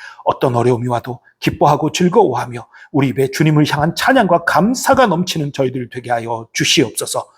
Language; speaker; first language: Korean; native; Korean